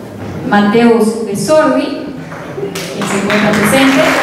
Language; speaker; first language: Spanish; native; Spanish